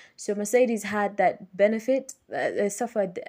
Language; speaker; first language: English; non-native, local second language; Ganda